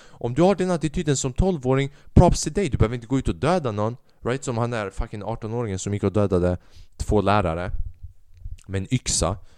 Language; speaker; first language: Swedish; early bilingual, other home language; Albanian